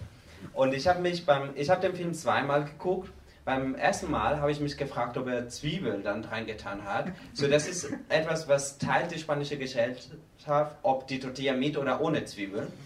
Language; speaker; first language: German; non-native, learner; Spanish